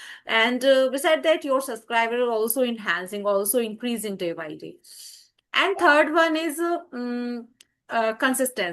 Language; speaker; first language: English; non-native, fluent; Hindi